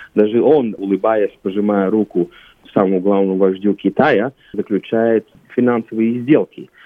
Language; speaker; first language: Russian; non-native, local second language; Latvian